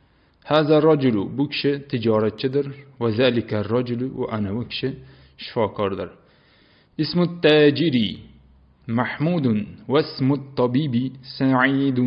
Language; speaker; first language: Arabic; non-native, fluent; Uzbek